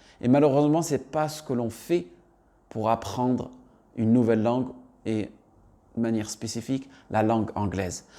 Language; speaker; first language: French; native; French